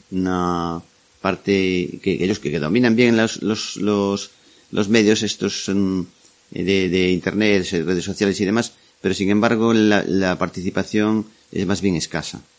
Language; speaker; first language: Spanish; native; Spanish